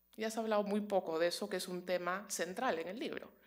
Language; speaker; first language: Spanish; native; Spanish